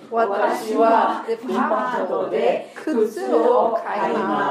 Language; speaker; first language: Japanese; non-native, learner; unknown